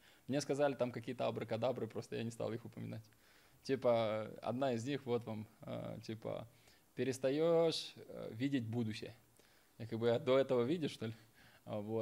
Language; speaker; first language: Russian; native; Russian